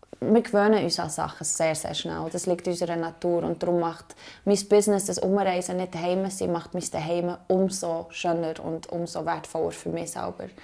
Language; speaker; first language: German; early bilingual, other home language; Albanian